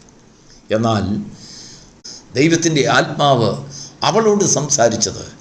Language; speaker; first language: Malayalam; native; Malayalam